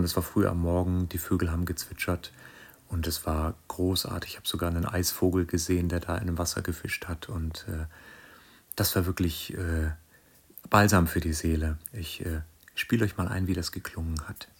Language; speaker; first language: German; native; German